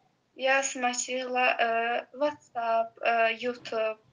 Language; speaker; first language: Russian; non-native, learner; Azerbaijani